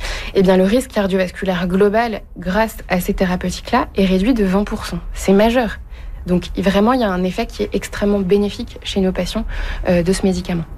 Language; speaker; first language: French; native; French